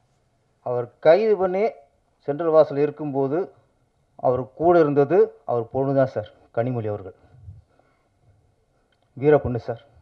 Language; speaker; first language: Tamil; native; Tamil